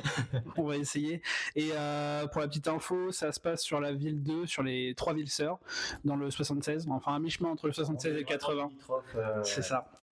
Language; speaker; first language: French; native; French